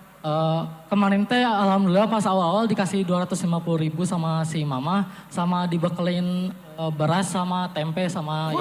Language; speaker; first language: Indonesian; native; Indonesian